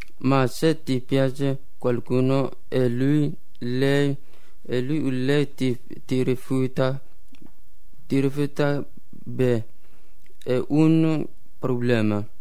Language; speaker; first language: Italian; non-native, learner; Bambara